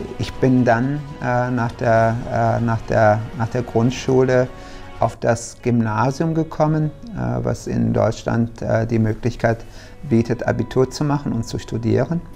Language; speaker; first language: German; early bilingual, other home language; Turkish